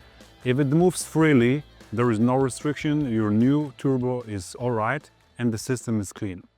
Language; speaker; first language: English; non-native, fluent; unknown